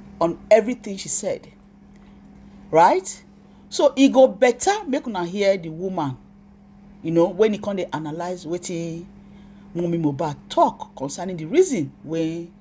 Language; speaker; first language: Nigerian Pidgin; native; Nigerian Pidgin